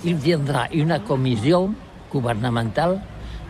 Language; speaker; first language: French; non-native, learner; Catalan